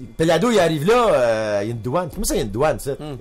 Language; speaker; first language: French; native; French